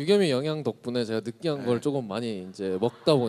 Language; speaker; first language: Korean; native; Korean